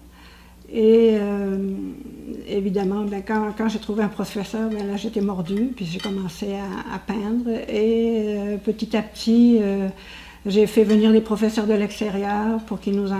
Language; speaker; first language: French; native; French